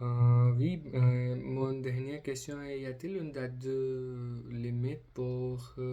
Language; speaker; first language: French; non-native, learner; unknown